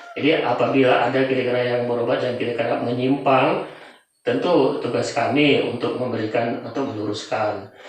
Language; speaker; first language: Indonesian; non-native, local second language; Javanese